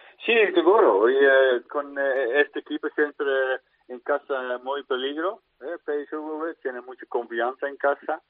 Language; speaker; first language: Spanish; non-native, fluent; Dutch